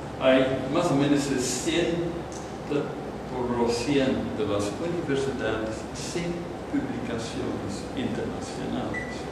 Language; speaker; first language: Spanish; non-native, fluent; Dutch